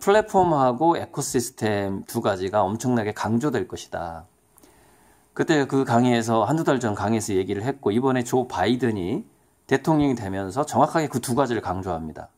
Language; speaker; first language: Korean; native; Korean